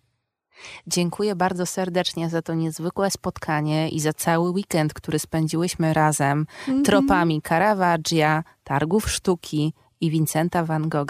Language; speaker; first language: Polish; native; Polish